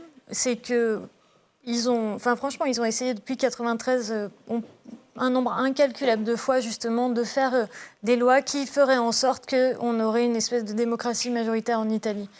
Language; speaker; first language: French; native; French